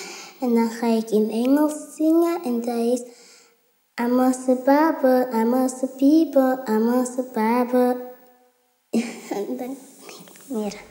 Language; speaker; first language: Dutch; early bilingual, other home language; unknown